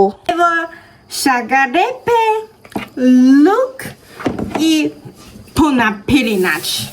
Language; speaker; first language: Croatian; non-native, learner; Chinese